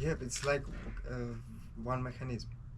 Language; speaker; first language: English; non-native, learner; Ukrainian